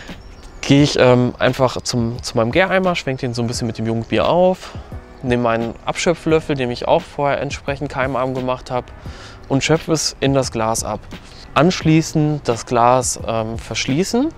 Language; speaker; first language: German; native; German